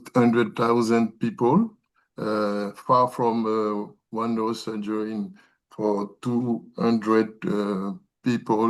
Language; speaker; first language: English; non-native, learner; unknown